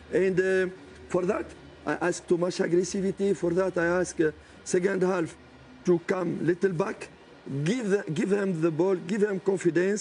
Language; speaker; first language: English; non-native, learner; French